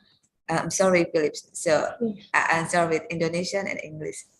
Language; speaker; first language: English; non-native, learner; Indonesian